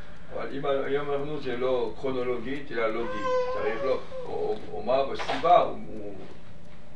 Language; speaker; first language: Hebrew; non-native, learner; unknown